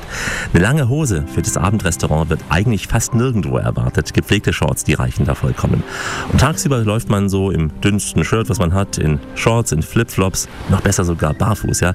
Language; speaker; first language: German; native; German